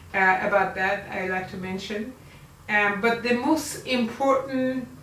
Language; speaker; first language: English; non-native, fluent; Persian